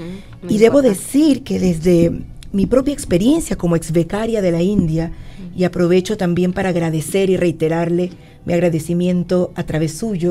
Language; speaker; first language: Spanish; native; Spanish